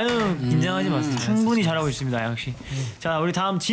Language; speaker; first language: Korean; native; Korean